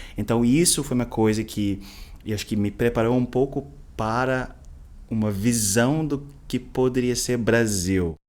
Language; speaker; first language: Portuguese; non-native, fluent; English